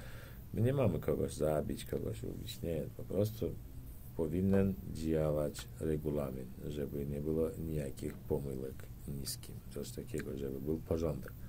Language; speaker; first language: Polish; non-native, learner; Turkmen